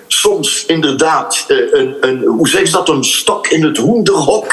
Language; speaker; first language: Dutch; native; Dutch